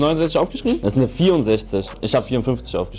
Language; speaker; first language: German; native; German